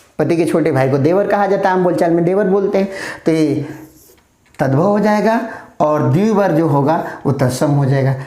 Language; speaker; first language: Hindi; native; Hindi